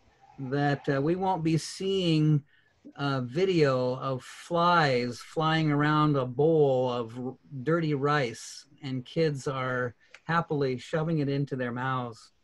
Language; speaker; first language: English; native; English